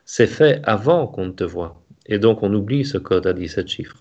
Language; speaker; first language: French; native; French